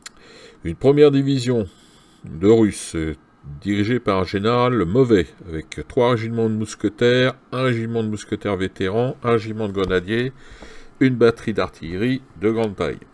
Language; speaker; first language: French; native; French